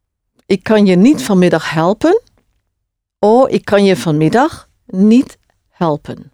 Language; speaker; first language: Dutch; non-native, fluent; English